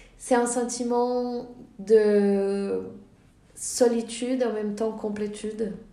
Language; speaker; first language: French; non-native, fluent; Portuguese